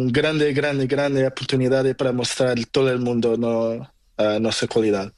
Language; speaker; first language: Spanish; non-native, learner; Portuguese